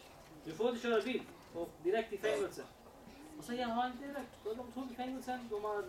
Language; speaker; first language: Swedish; non-native, learner; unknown